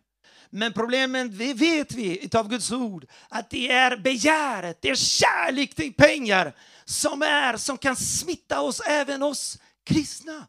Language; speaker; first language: Swedish; non-native, fluent; Portuguese